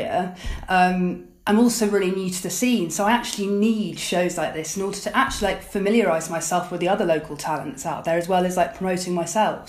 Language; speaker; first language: English; native; English